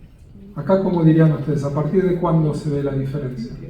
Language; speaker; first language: Spanish; native; Spanish